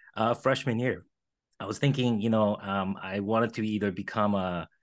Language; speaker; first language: English; early bilingual, other home language; Korean